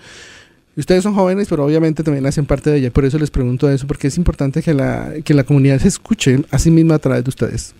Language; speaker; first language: Spanish; native; Spanish